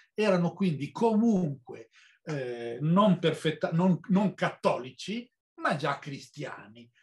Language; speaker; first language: Italian; native; Italian